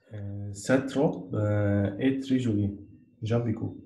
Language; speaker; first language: French; non-native, learner; Arabic